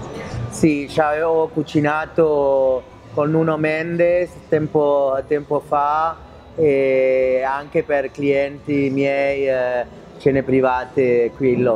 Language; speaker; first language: Italian; non-native, fluent; Spanish